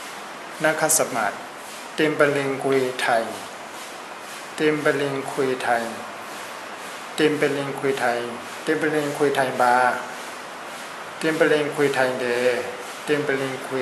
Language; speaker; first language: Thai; non-native, fluent; Burmese